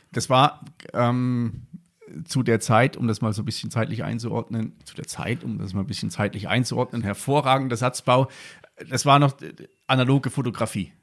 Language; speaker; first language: German; native; German